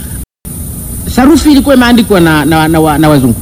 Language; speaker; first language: Swahili; non-native, local second language; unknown